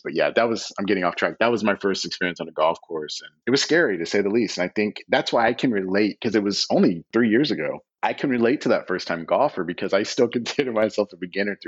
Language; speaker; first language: English; native; English